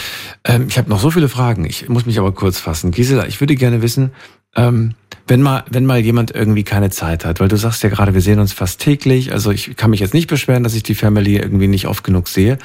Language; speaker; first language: German; native; German